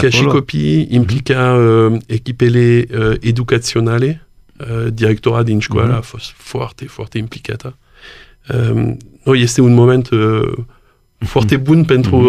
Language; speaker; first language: Romanian; non-native, learner; French